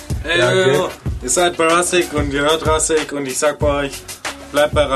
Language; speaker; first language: German; native; German